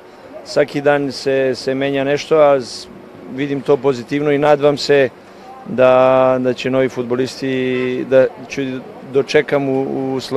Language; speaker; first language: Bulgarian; non-native, learner; Serbian